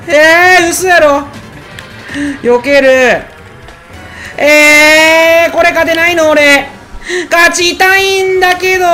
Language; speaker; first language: Japanese; native; Japanese